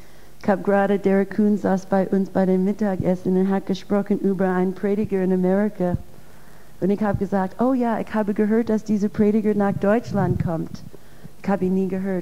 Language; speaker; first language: German; non-native, fluent; English